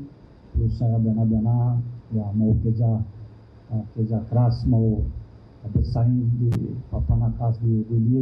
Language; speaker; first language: Indonesian; non-native, fluent; Thai